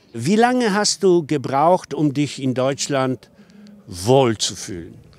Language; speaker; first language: German; non-native, fluent; Polish